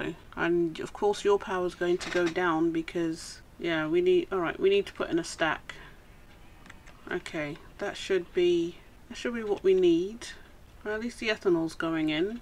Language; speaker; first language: English; native; English